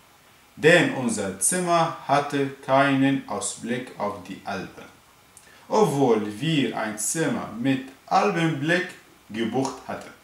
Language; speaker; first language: German; non-native, fluent; Arabic